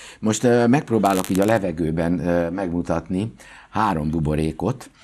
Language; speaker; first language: Hungarian; native; Hungarian